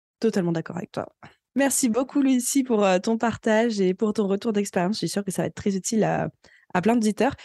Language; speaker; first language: French; native; French